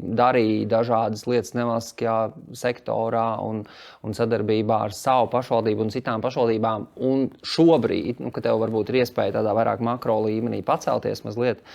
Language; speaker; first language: Latvian; native; Latvian